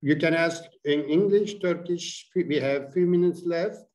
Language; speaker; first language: English; non-native, fluent; Turkish